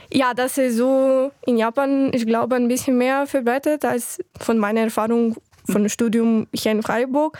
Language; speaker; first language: German; non-native, fluent; Ukrainian